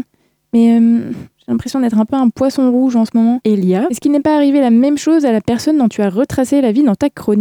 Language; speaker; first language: French; native; French